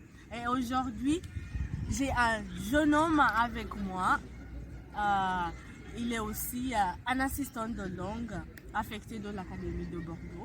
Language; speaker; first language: French; non-native, fluent; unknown